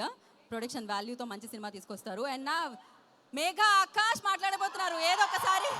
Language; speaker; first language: Telugu; native; Telugu